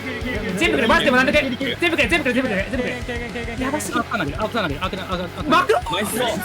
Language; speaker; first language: Japanese; native; Japanese